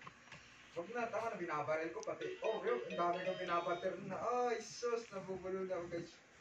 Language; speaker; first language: Filipino; native; Filipino